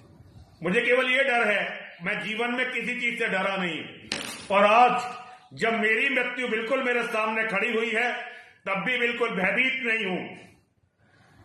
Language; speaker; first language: Hindi; native; Hindi